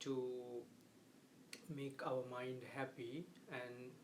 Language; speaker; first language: English; non-native, local second language; Sinhala